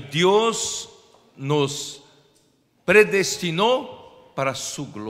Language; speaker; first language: Spanish; non-native, fluent; Portuguese